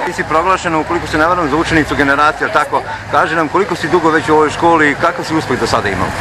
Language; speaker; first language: Serbian; native; Serbian